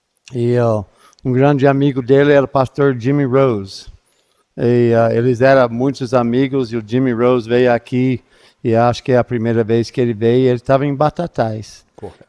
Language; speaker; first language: Portuguese; non-native, fluent; English